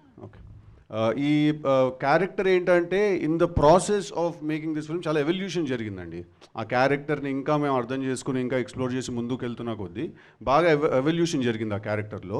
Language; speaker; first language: Telugu; native; Telugu